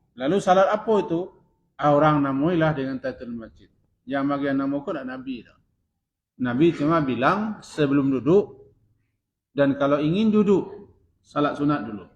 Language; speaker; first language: Malay; non-native, local second language; Minangkabau